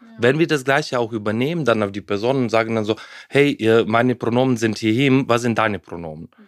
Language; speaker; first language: German; non-native, fluent; Ukrainian